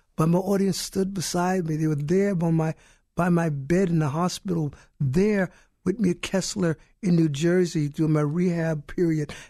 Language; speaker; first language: English; native; English